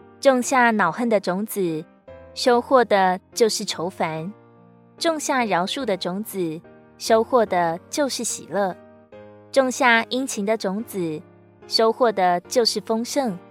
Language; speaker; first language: Chinese; native; Chinese